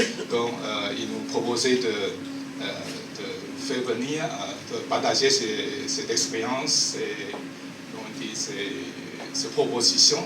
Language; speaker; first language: French; non-native, fluent; Chinese